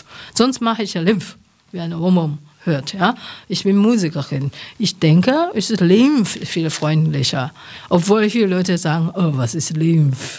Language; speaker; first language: German; non-native, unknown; Chinese